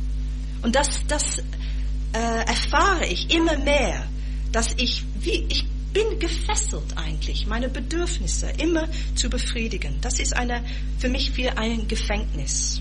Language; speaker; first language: German; non-native, fluent; English